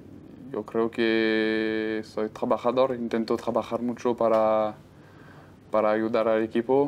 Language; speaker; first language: Spanish; non-native, fluent; French